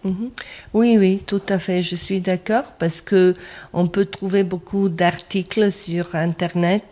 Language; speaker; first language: French; non-native, fluent; Croatian